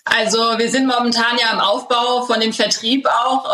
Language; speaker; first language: German; native; German